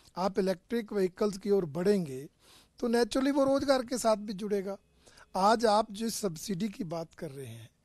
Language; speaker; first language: Hindi; native; Hindi